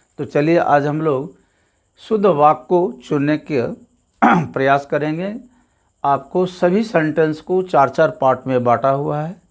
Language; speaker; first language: Hindi; native; Hindi